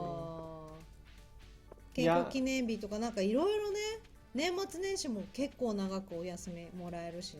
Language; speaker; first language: Japanese; native; Japanese